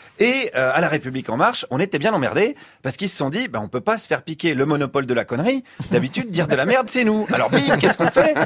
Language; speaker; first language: French; native; French